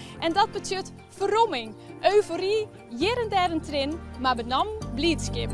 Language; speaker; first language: Dutch; non-native, local second language; Western Frisian